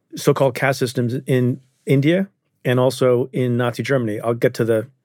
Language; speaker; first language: English; early bilingual, other home language; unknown